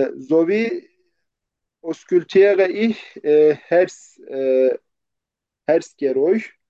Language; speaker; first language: German; non-native, learner; Turkish